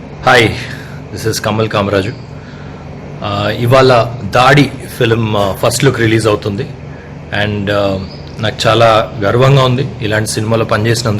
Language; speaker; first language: Telugu; native; Telugu